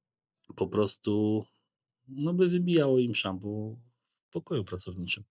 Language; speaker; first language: Polish; native; Polish